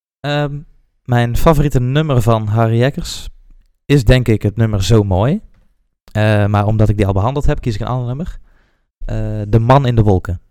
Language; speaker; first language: Dutch; native; Dutch